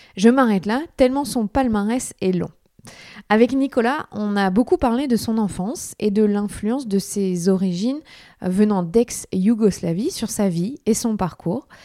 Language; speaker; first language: French; native; French